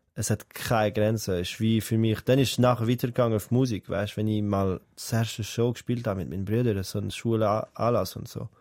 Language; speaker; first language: German; native; German